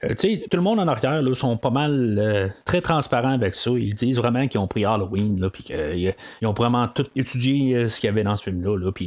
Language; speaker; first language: French; native; French